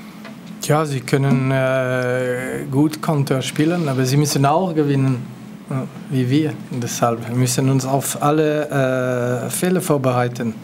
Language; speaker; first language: German; non-native, local second language; French